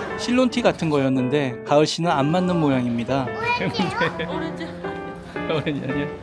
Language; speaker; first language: Korean; native; Korean